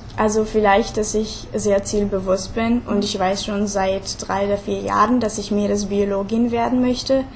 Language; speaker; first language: German; non-native, fluent; Hungarian